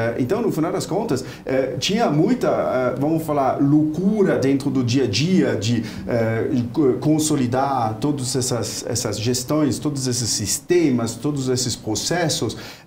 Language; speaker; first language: Portuguese; non-native, fluent; German